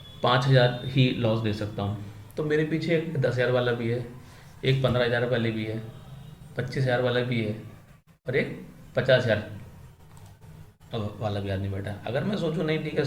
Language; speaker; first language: Hindi; native; Hindi